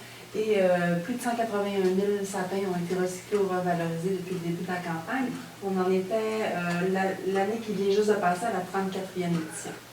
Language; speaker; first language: French; native; French